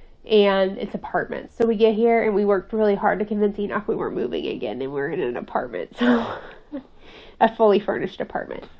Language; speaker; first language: English; native; English